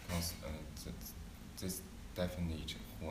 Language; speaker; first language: English; non-native, learner; Chinese